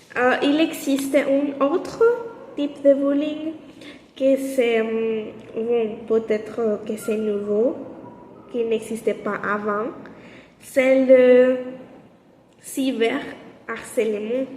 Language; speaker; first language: French; non-native, learner; Spanish